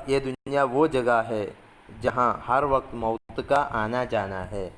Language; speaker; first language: Urdu; non-native, local second language; Malayalam